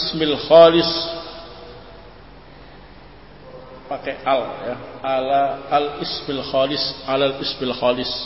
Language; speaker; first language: Arabic; non-native, learner; Indonesian